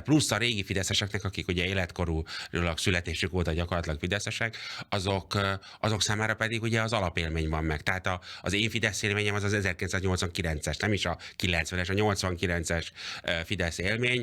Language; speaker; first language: Hungarian; native; Hungarian